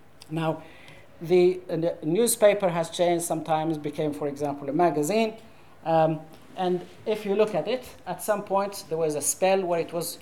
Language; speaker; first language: English; non-native, fluent; Arabic